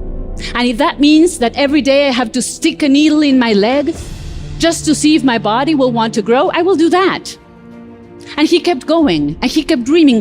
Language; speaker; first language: English; non-native, fluent; Spanish